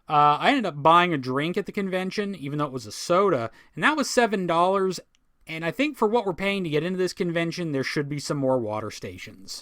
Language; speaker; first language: English; native; English